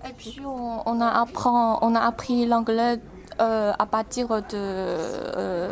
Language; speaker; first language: French; non-native, fluent; Chinese